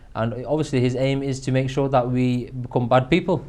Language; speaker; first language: English; native; English